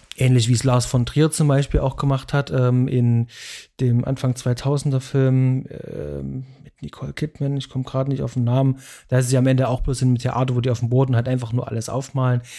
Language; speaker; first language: German; native; German